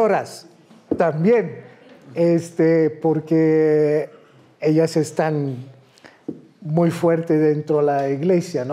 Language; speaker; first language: Spanish; non-native, fluent; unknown